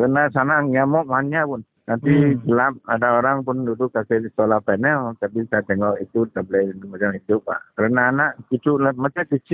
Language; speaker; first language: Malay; non-native, local second language; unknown